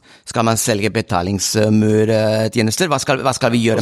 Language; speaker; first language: Norwegian; non-native, fluent; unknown